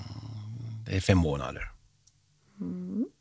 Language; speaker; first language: Swedish; non-native, fluent; Finnish